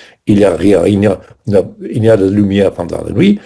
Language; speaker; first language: French; non-native, fluent; English